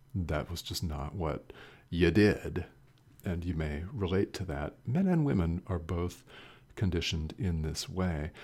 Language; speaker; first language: English; native; English